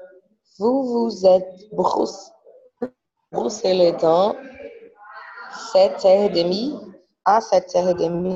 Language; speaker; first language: French; non-native, learner; Portuguese